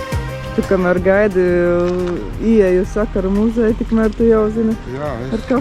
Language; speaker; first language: Latvian; native; Latvian